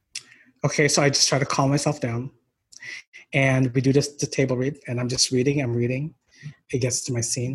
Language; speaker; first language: English; non-native, local second language; Filipino